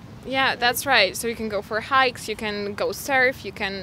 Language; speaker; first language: English; non-native, fluent; Polish